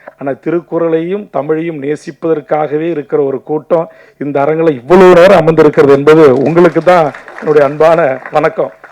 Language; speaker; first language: Tamil; native; Tamil